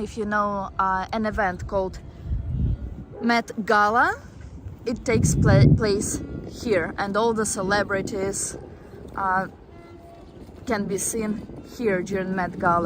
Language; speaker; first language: English; non-native, fluent; Russian